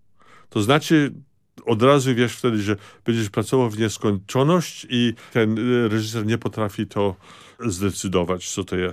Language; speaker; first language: Polish; early bilingual, heritage; Polish